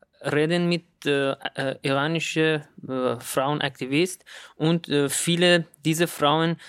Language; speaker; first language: German; non-native, learner; Persian